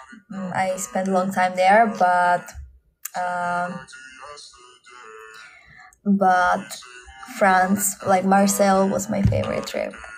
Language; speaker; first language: English; non-native, fluent; Czech